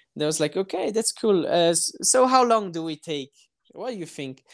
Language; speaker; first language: English; non-native, fluent; German